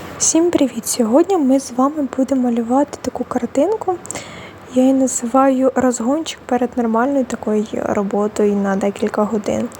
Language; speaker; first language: Ukrainian; non-native, local second language; Russian